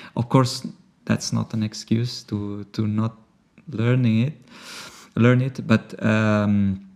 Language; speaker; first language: English; non-native, fluent; Italian